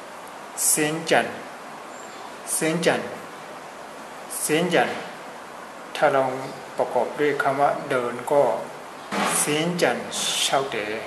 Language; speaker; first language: Thai; non-native, fluent; Burmese